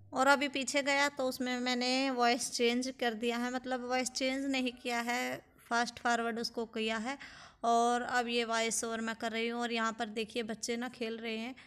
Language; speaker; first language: Hindi; native; Hindi